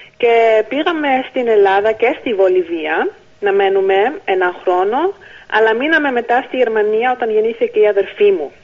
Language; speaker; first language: Greek; early bilingual, heritage; Greek